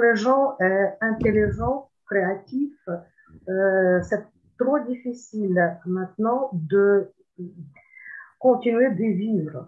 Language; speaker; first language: French; non-native, fluent; Ukrainian